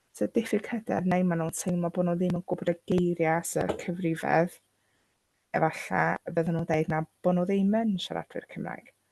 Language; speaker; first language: Welsh; non-native, local second language; English